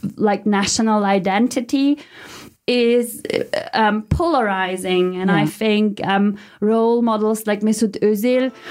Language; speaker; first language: English; early bilingual, heritage; German